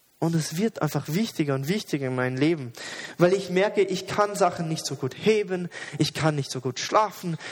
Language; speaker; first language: German; non-native, fluent; English